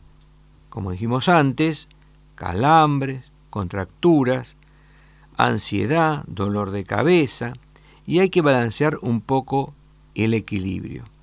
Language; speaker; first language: Spanish; native; Spanish